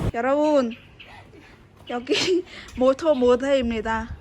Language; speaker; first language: Korean; non-native, learner; Vietnamese